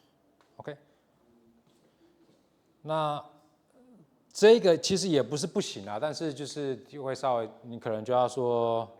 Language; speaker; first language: Chinese; native; Chinese